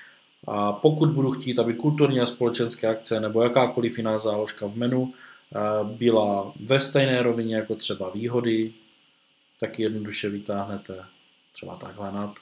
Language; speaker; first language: Czech; native; Czech